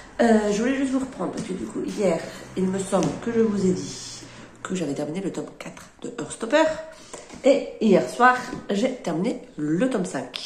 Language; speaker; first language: French; native; French